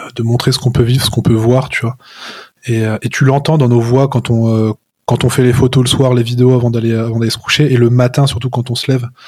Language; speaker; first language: French; native; French